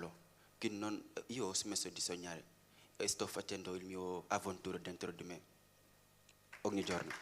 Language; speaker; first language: Italian; non-native, learner; Wolof